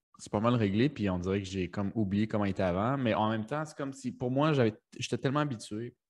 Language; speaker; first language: French; early bilingual, other home language; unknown